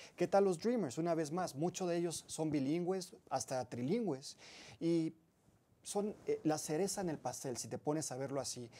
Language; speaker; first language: Spanish; early bilingual, heritage; Spanish